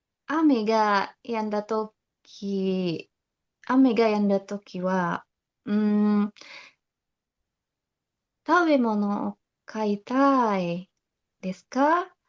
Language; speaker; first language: Japanese; non-native, learner; Indonesian